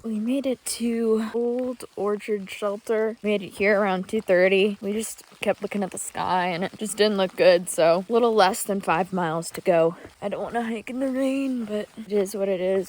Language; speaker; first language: English; native; English